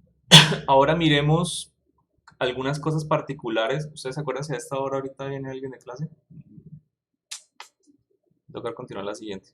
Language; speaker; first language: Spanish; native; Spanish